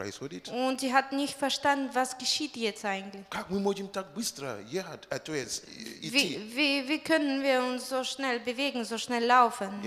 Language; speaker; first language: German; non-native, fluent; Russian